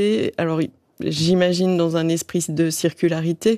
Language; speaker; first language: French; native; French